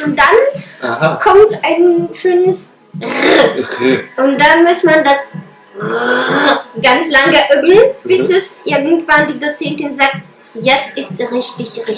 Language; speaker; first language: German; non-native, fluent; Russian